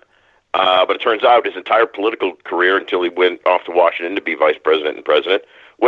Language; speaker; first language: English; native; English